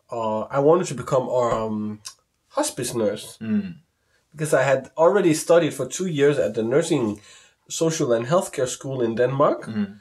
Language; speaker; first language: English; non-native, fluent; Danish